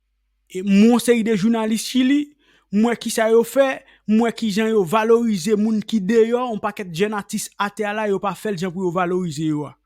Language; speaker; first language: Haitian Creole; native; Haitian Creole